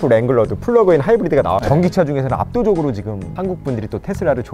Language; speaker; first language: Korean; native; Korean